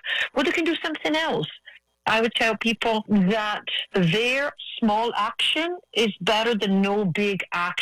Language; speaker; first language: English; non-native, fluent; Italian